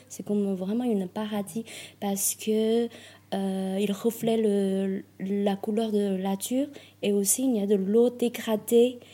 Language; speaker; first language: French; non-native, fluent; Chinese